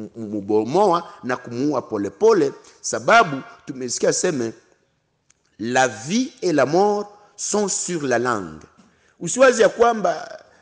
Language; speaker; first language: Swahili; non-native, local second language; Kinyarwanda